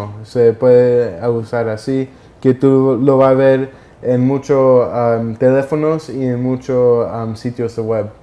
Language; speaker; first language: Spanish; early bilingual, heritage; Spanish